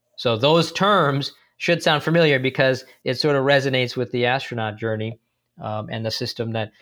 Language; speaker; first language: English; native; English